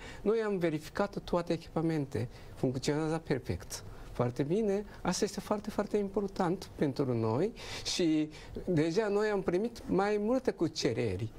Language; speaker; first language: Romanian; non-native, learner; Japanese